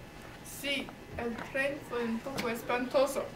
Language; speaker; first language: Spanish; non-native, learner; English